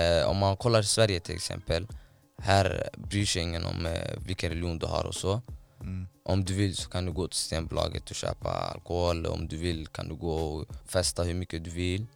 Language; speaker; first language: Swedish; non-native, fluent; Somali